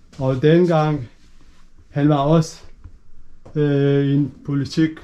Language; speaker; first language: Danish; non-native, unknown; Urdu